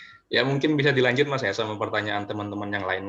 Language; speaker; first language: Indonesian; non-native, local second language; Madurese